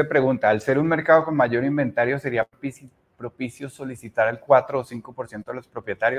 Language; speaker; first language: Spanish; native; Spanish